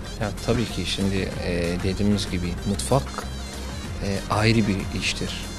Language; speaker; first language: Turkish; non-native, learner; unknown